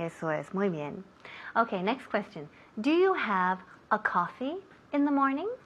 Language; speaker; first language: English; non-native, fluent; Spanish